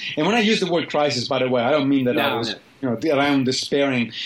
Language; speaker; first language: English; non-native, fluent; Italian